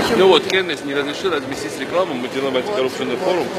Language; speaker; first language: Russian; non-native, local second language; Georgian